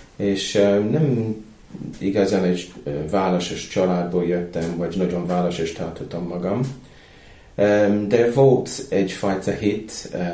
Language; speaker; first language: Hungarian; non-native, fluent; English